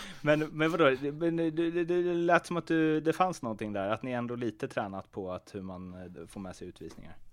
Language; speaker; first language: Swedish; native; Swedish